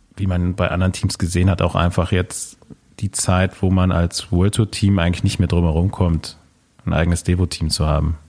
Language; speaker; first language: German; native; German